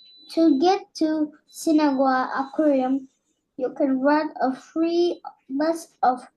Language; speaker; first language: English; non-native, learner; Vietnamese